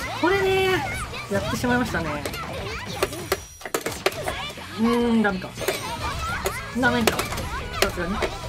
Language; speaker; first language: Japanese; native; Japanese